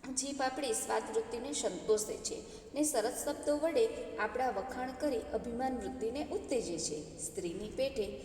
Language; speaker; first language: Gujarati; native; Gujarati